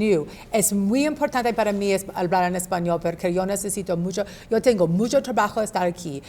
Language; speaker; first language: Spanish; non-native, learner; English